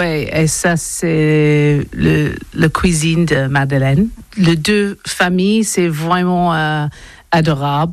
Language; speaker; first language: French; non-native, learner; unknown